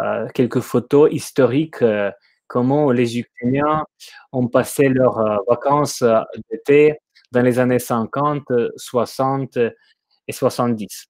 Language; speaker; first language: French; non-native, fluent; Ukrainian